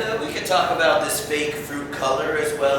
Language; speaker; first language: English; native; English